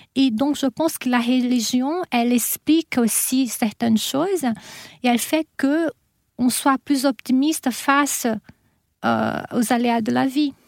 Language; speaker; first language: French; non-native, fluent; Portuguese